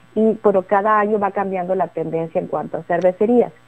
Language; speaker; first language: Spanish; native; Spanish